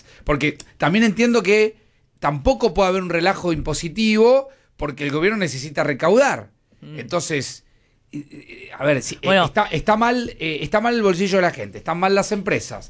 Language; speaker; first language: Spanish; native; Spanish